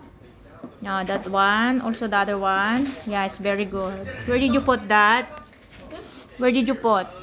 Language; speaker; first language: English; non-native, local second language; Filipino